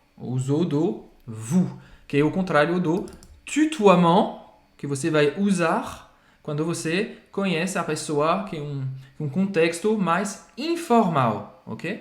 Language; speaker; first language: Portuguese; non-native, fluent; French